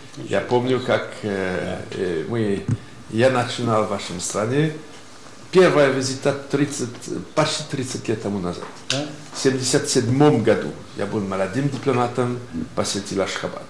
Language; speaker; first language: Russian; non-native, fluent; French